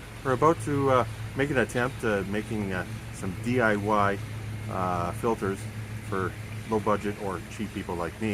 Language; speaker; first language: English; native; English